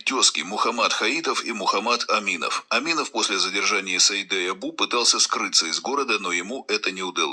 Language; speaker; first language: Russian; native; Russian